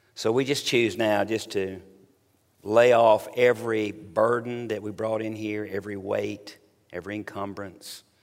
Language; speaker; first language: English; native; English